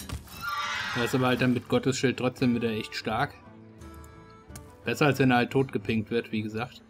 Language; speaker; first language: German; native; German